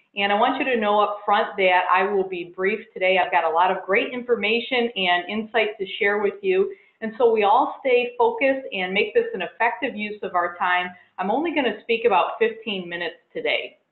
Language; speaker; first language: English; native; English